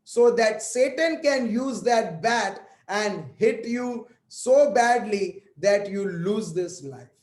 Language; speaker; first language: English; non-native, local second language; Hindi